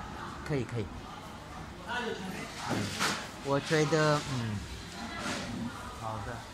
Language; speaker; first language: Chinese; non-native, learner; Malay